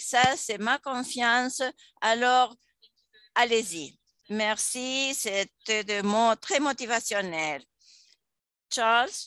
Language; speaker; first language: French; non-native, fluent; English